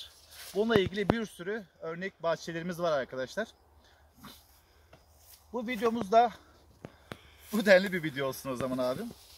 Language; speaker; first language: Turkish; native; Turkish